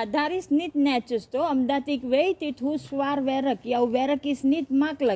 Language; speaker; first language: Dutch; non-native, learner; Hindi